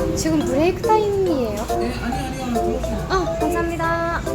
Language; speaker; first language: Korean; non-native, fluent; Japanese